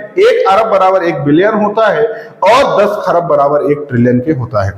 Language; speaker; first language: Hindi; native; Hindi